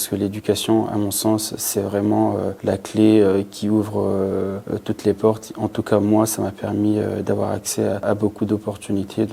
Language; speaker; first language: French; non-native, local second language; Fula